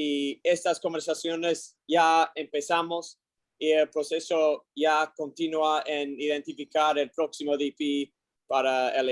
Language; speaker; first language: Spanish; non-native, learner; English